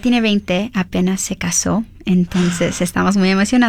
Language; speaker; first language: Spanish; early bilingual, heritage; Spanish